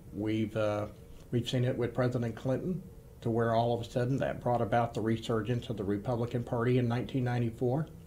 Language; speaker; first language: English; native; English